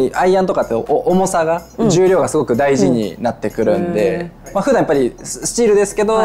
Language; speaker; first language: Japanese; native; Japanese